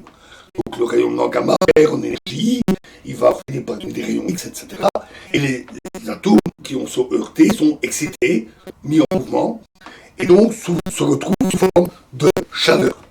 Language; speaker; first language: French; native; French